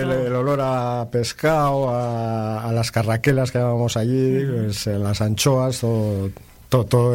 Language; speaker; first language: Spanish; native; Spanish